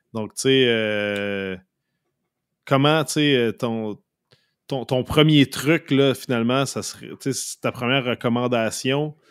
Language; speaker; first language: French; native; French